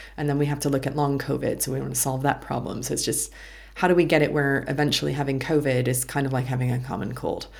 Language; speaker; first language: English; native; English